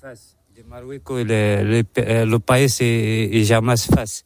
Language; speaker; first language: Spanish; non-native, learner; Arabic